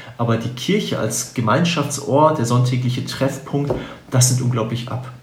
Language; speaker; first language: German; native; German